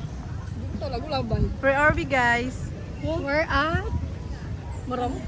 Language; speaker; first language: English; non-native, local second language; Filipino